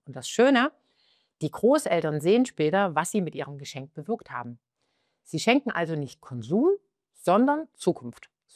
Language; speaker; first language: German; native; German